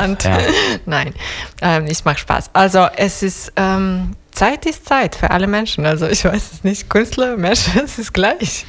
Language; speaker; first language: German; non-native, fluent; Serbian